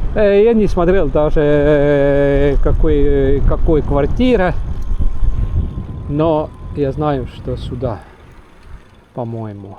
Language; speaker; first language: Russian; non-native, local second language; Estonian